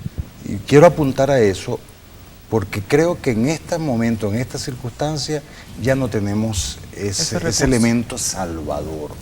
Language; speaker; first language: Spanish; native; Spanish